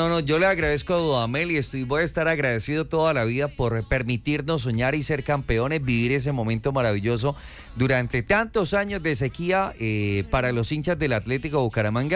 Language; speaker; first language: Spanish; native; Spanish